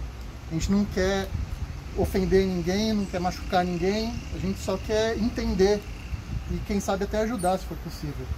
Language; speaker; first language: Portuguese; native; Portuguese